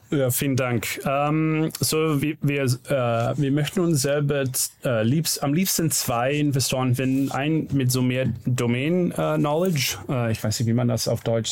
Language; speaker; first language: German; non-native, learner; Dutch